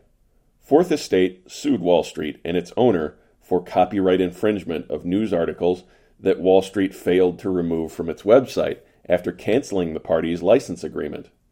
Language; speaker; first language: English; native; English